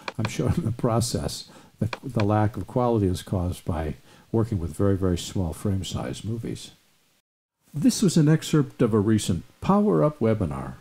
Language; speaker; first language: English; native; English